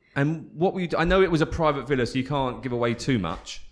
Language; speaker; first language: English; native; English